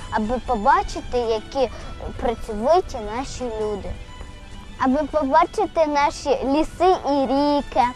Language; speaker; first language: Ukrainian; native; Ukrainian